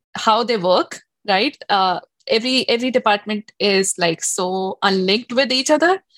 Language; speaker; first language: English; non-native, local second language; Hindi